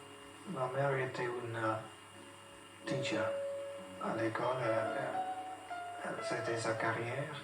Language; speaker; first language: French; non-native, fluent; English